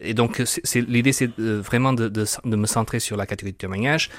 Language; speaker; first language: French; non-native, fluent; Portuguese